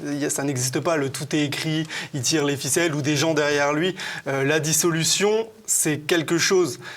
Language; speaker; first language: French; native; French